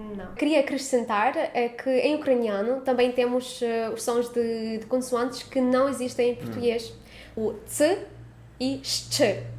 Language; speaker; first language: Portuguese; non-native, fluent; Ukrainian